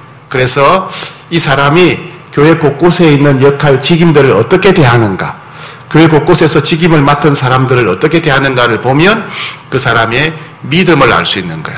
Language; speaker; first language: Korean; native; Korean